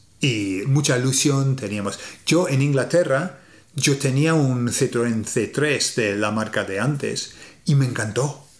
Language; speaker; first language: Spanish; non-native, fluent; English